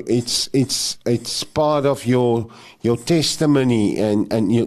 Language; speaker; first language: English; non-native, local second language; Afrikaans